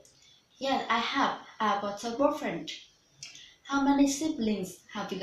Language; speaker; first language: English; non-native, learner; Vietnamese